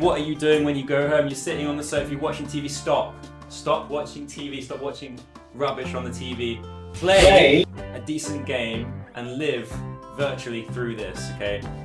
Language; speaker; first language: English; native; English